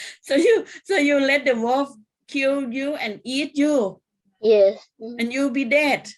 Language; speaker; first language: English; non-native, fluent; Thai